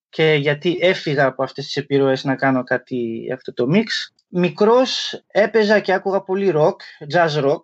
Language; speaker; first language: Greek; early bilingual, other home language; French